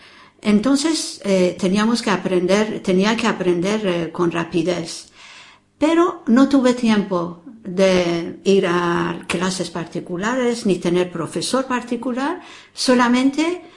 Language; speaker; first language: Spanish; non-native, fluent; Persian